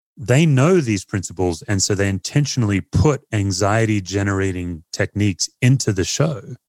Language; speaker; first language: English; native; English